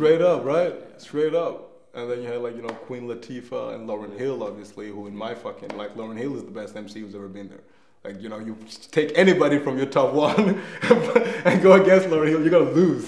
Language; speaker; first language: English; non-native, fluent; Danish